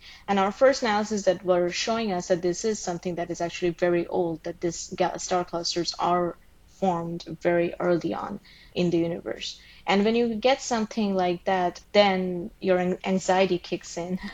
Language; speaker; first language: English; non-native, local second language; Bangla